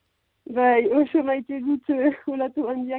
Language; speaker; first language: Basque; non-native, local second language; French